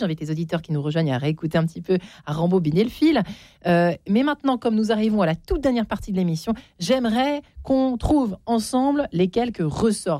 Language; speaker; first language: French; native; French